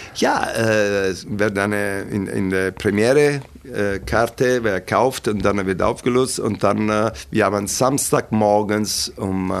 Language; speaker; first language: German; non-native, fluent; Italian